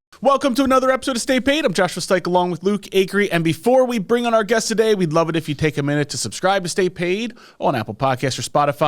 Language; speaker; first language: English; native; English